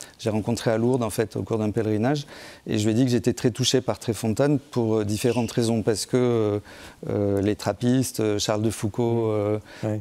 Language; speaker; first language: French; native; French